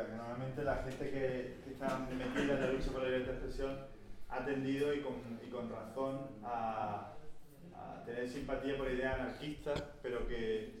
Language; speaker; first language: Spanish; native; Spanish